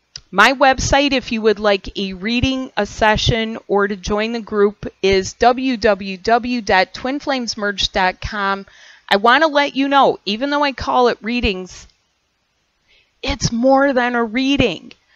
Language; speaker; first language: English; native; English